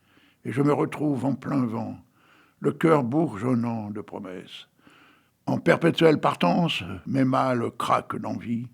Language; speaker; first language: French; native; French